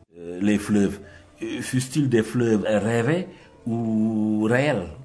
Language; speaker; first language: French; non-native, local second language; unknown